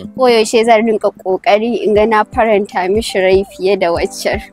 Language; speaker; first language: Hausa; native; Hausa